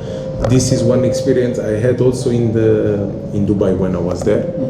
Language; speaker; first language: English; non-native, local second language; Kabuverdianu